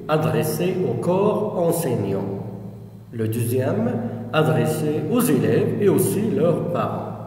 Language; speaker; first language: French; non-native, local second language; Arabic